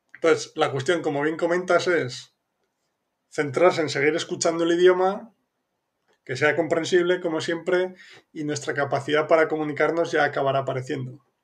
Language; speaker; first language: Spanish; native; Spanish